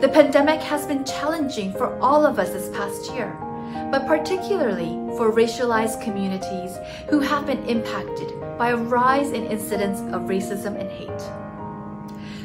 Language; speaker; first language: English; non-native, fluent; Chinese